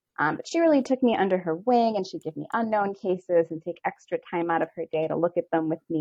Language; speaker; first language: English; native; English